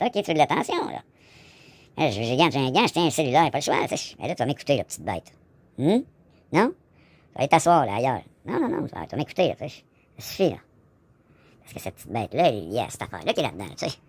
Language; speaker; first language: French; native; French